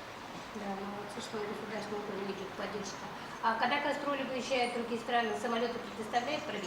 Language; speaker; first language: Russian; native; Russian